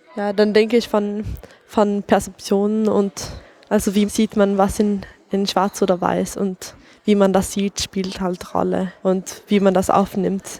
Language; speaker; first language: German; non-native, fluent; Swedish